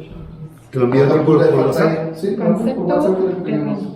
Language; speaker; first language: Spanish; native; Spanish